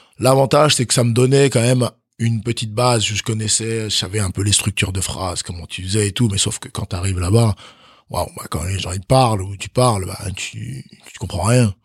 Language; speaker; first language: French; early bilingual, other home language; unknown